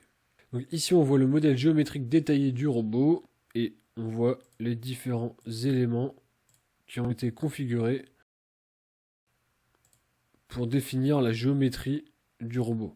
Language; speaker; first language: French; native; French